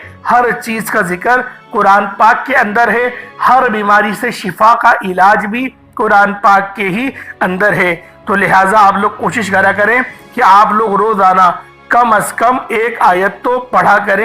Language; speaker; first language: Urdu; native; Urdu